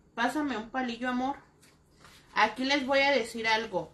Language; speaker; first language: Spanish; native; Spanish